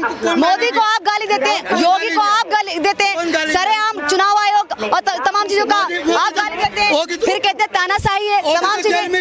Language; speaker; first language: Hindi; native; Hindi